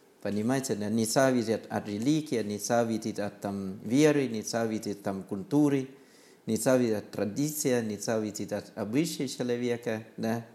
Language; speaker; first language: Russian; non-native, learner; Thai